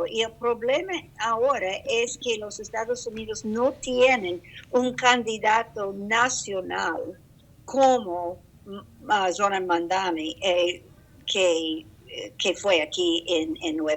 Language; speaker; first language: Spanish; non-native, learner; English